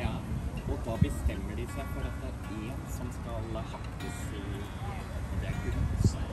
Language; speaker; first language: Norwegian; native; Norwegian